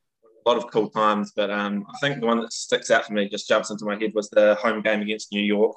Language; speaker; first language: English; native; English